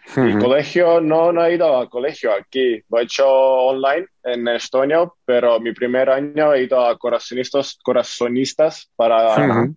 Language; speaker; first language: Spanish; non-native, fluent; Estonian